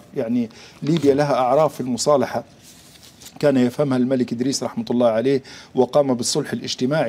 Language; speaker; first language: Arabic; native; Arabic